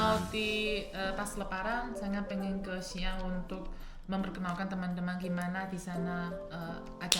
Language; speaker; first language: Indonesian; non-native, fluent; Chinese